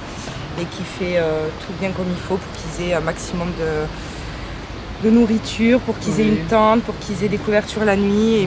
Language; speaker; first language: French; native; French